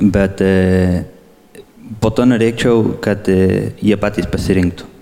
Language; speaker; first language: Lithuanian; early bilingual, heritage; Spanish